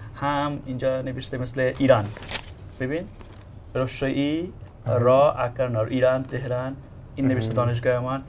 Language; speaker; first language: Persian; non-native, fluent; Bangla